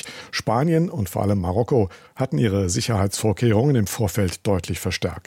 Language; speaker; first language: German; native; German